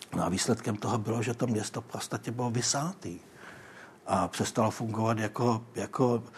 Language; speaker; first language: Czech; native; Czech